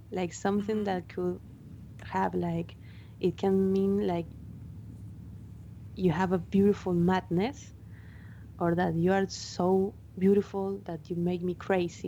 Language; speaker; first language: English; non-native, fluent; Spanish